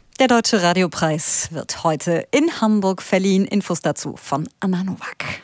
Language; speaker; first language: German; native; German